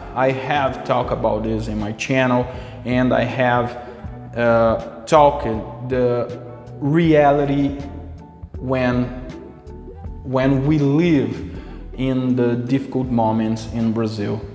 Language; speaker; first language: English; non-native, local second language; Portuguese